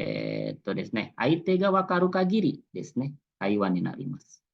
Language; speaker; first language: Japanese; non-native, fluent; Indonesian